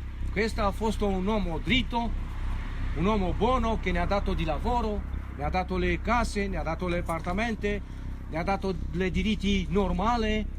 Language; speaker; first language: Italian; non-native, learner; Romanian